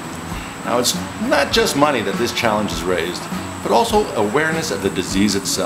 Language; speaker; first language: English; native; English